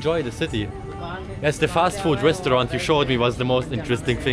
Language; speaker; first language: English; non-native, learner; German